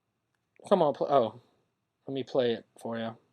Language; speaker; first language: English; native; English